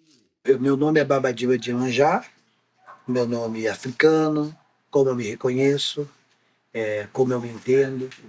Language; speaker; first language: Portuguese; native; Portuguese